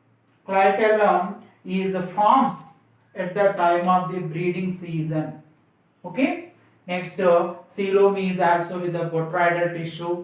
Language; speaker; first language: English; non-native, local second language; Telugu